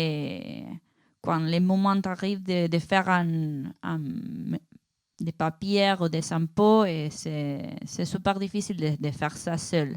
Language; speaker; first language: French; non-native, learner; Spanish